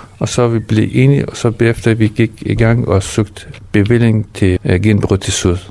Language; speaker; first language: Danish; non-native, learner; Persian